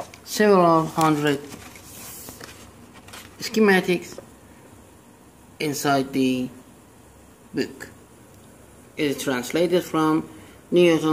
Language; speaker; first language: English; non-native, learner; Persian